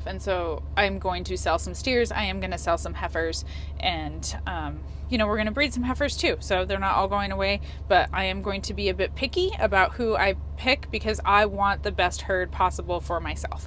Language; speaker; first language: English; native; English